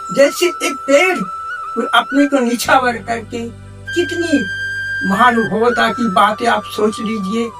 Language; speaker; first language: Hindi; non-native, local second language; Bangla